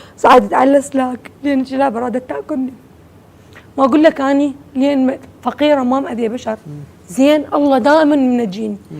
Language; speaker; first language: Arabic; native; Arabic